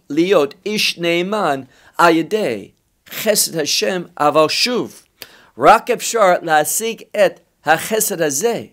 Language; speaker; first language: Hebrew; non-native, fluent; English